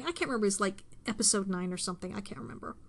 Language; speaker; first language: English; native; English